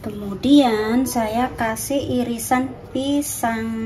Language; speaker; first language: Indonesian; native; Indonesian